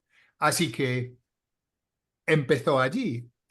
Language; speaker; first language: Spanish; non-native, fluent; English